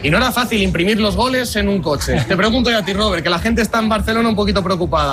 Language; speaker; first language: Spanish; native; Spanish